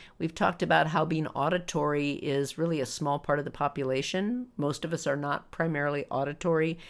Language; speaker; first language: English; native; English